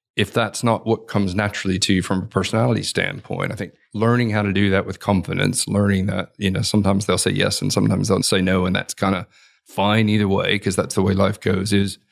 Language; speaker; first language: English; native; English